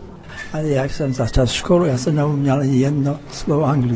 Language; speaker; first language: Czech; early bilingual, heritage; English